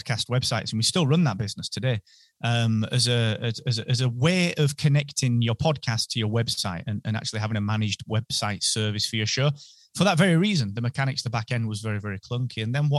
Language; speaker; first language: English; native; English